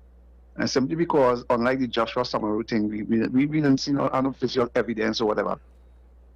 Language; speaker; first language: English; native; English